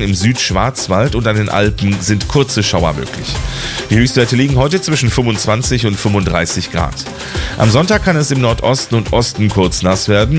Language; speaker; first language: German; native; German